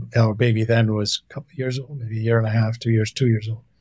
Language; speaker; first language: English; non-native, local second language; Hindi